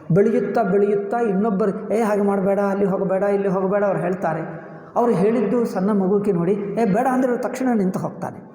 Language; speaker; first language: Kannada; native; Kannada